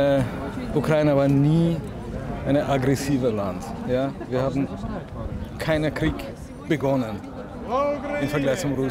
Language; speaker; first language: German; non-native, learner; Ukrainian